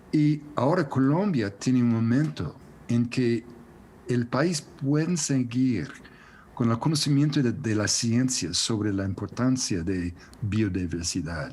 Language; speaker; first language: Spanish; non-native, fluent; English